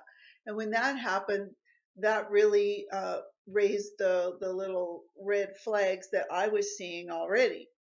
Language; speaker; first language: English; native; English